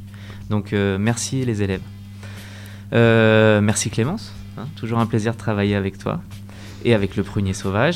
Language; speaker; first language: French; native; French